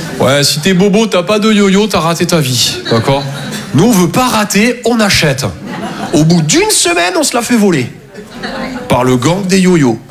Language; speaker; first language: French; native; French